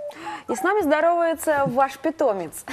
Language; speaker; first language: Russian; native; Russian